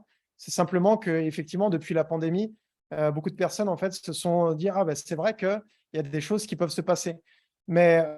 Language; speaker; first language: French; native; French